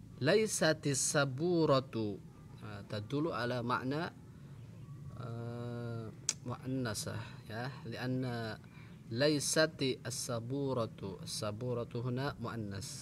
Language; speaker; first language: Arabic; non-native, fluent; Indonesian